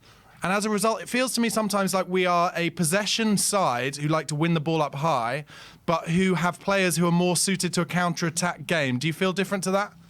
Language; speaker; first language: English; native; English